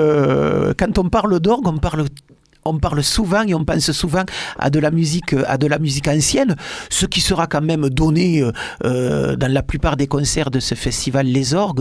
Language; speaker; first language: French; native; French